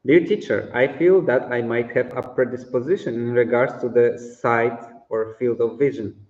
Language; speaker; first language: English; non-native, fluent; Polish